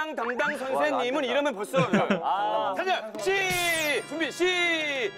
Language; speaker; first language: Korean; native; Korean